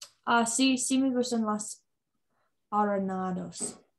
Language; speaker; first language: Spanish; non-native, learner; English